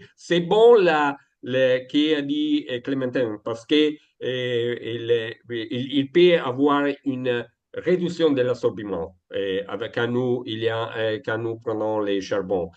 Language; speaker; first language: French; non-native, learner; Italian